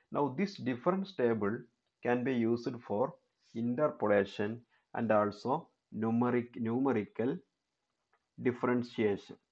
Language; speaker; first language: English; non-native, local second language; Malayalam